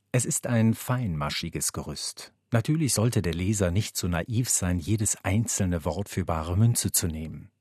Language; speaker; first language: German; native; German